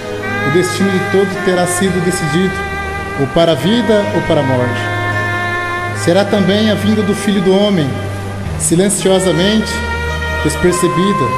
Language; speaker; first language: Portuguese; native; Portuguese